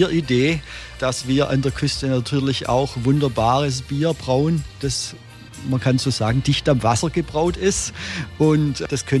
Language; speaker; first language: German; native; German